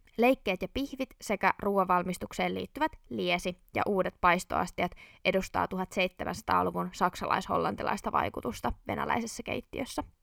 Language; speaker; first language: Finnish; native; Finnish